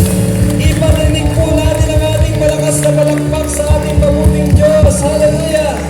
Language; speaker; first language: Filipino; native; Filipino